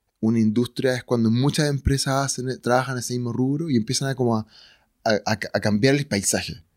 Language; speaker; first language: Spanish; native; Spanish